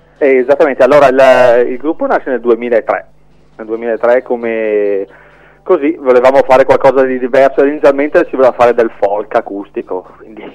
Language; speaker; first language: Italian; native; Italian